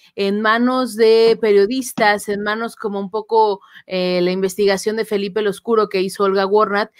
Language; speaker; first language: Spanish; native; Spanish